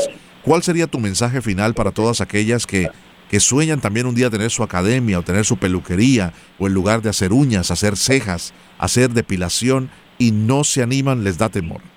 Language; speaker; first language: Spanish; native; Spanish